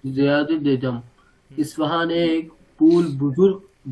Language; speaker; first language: Persian; non-native, learner; Bangla